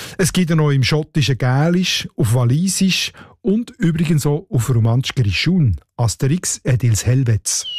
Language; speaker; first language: German; native; German